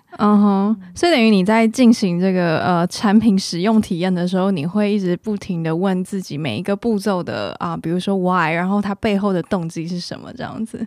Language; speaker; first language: Chinese; native; Chinese